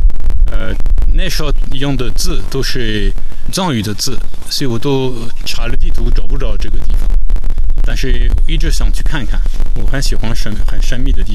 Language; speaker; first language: Chinese; non-native, fluent; French